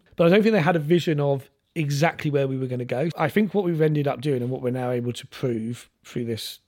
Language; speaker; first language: English; native; English